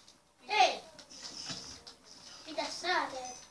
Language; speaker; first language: Finnish; native; Finnish